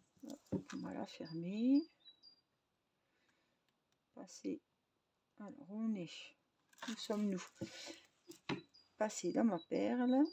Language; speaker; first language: French; native; French